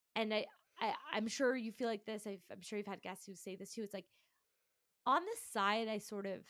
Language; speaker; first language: English; native; English